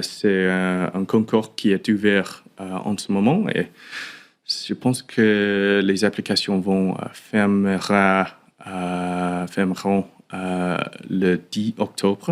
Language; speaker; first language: French; non-native, fluent; English